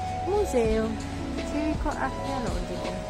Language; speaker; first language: Italian; non-native, learner; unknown